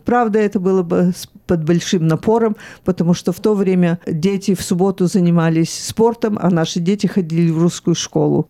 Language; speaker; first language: Russian; early bilingual, heritage; Russian